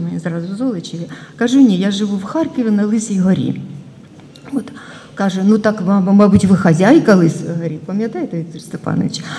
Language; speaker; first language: Ukrainian; native; Ukrainian